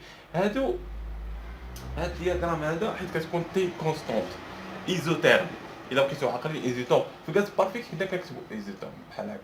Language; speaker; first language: Arabic; native; Arabic